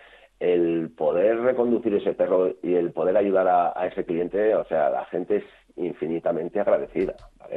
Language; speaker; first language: Spanish; native; Spanish